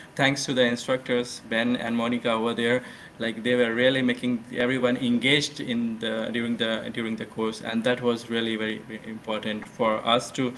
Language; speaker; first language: English; non-native, local second language; Hindi